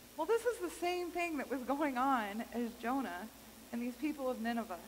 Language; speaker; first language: English; native; English